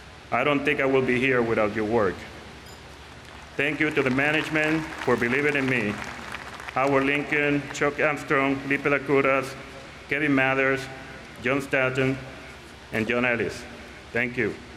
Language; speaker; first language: English; non-native, local second language; Spanish